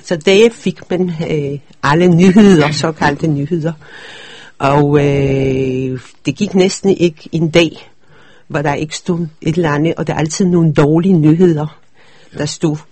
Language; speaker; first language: Danish; early bilingual, other home language; Polish